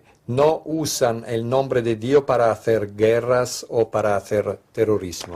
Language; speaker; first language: Spanish; non-native, fluent; Italian